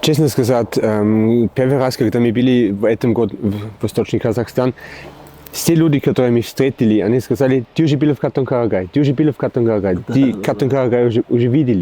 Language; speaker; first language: Russian; non-native, learner; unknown